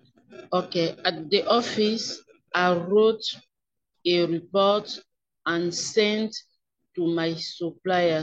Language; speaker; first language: English; non-native, learner; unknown